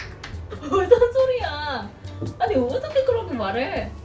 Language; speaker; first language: Korean; non-native, fluent; Indonesian